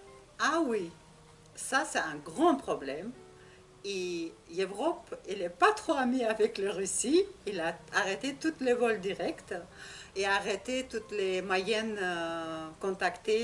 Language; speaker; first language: French; non-native, learner; Russian